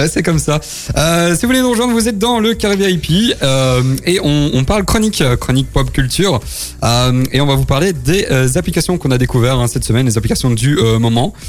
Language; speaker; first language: French; native; French